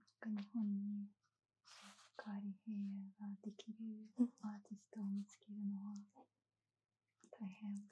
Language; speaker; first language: Japanese; non-native, learner; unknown